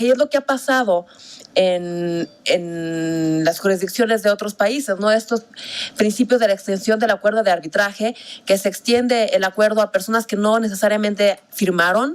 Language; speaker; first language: Spanish; native; Spanish